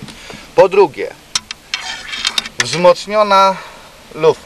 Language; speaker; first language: Polish; native; Polish